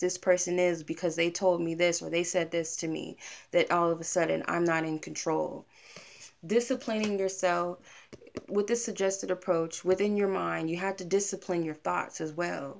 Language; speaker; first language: English; native; English